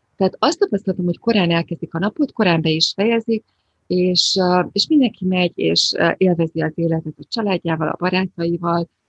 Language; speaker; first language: Hungarian; native; Hungarian